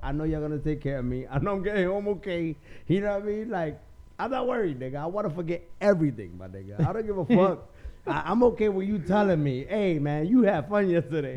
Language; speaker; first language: English; early bilingual, other home language; Spanish